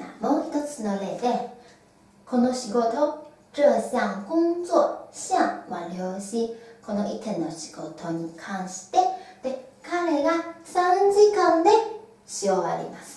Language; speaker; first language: Japanese; non-native, fluent; Chinese